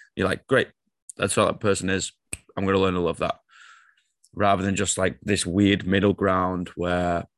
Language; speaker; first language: English; native; English